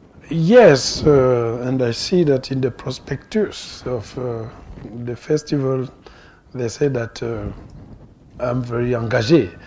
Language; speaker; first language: English; non-native, fluent; Lingala